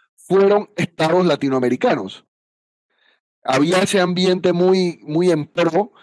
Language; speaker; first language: Spanish; native; Spanish